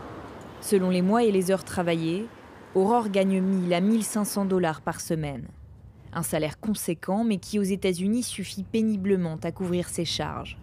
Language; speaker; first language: French; native; French